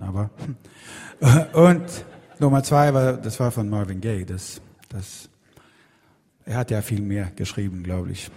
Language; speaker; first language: German; non-native, learner; Swedish